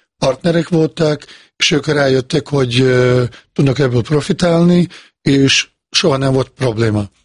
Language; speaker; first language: Hungarian; non-native, fluent; Bosnian